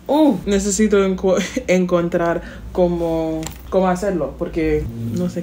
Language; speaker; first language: Spanish; non-native, learner; English